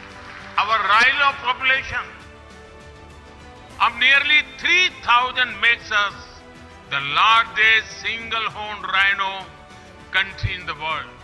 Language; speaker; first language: English; non-native, local second language; Hindi